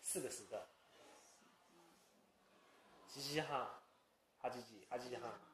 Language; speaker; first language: Japanese; non-native, learner; Chinese